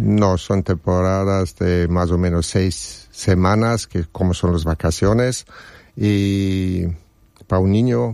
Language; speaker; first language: Spanish; non-native, fluent; German